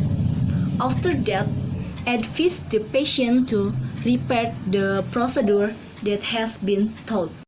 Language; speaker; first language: English; non-native, learner; Indonesian